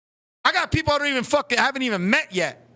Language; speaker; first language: English; native; English